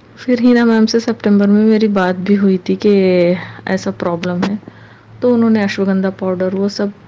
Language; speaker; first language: Hindi; non-native, local second language; Urdu